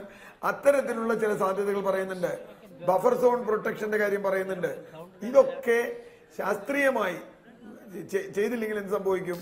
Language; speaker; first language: Malayalam; native; Malayalam